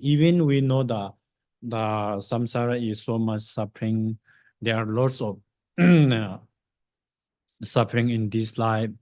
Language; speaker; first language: English; non-native, fluent; Tibetan